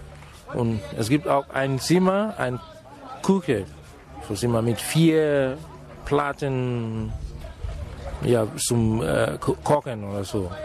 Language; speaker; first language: German; non-native, fluent; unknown